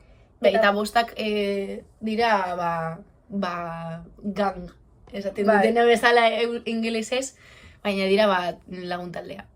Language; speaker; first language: Basque; non-native, local second language; Spanish